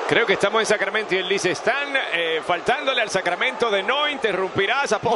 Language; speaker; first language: Spanish; native; Spanish